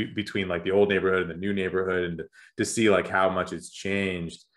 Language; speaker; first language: English; native; English